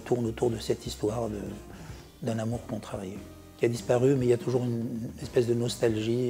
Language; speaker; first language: French; native; French